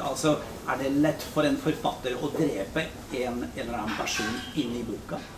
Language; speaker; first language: Norwegian; non-native, fluent; Polish